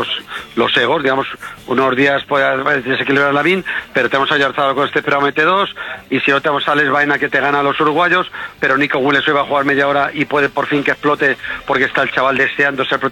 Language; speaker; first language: Spanish; native; Spanish